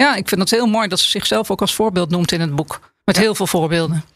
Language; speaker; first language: Dutch; native; Dutch